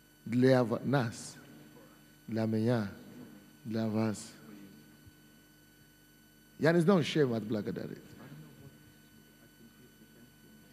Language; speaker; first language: Russian; non-native, fluent; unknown